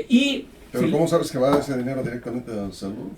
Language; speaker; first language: Spanish; native; Spanish